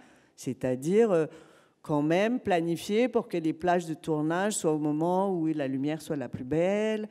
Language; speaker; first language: French; native; French